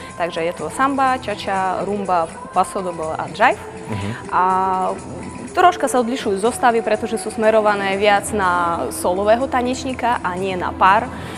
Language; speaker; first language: Slovak; non-native, fluent; Russian